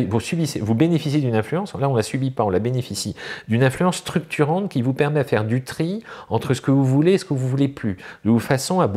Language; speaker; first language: French; native; French